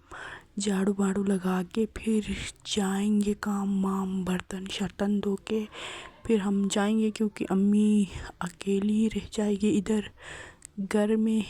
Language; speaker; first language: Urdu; non-native, local second language; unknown